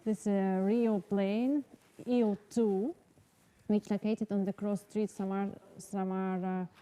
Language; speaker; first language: English; non-native, learner; Russian